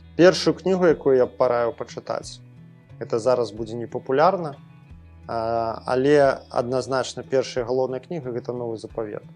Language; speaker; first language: Belarusian; non-native, local second language; Russian